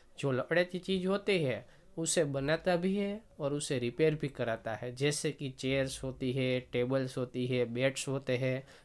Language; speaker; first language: Hindi; non-native, local second language; Gujarati